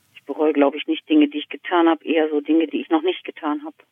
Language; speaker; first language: German; native; German